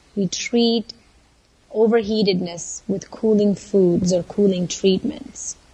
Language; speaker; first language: English; non-native, local second language; Kannada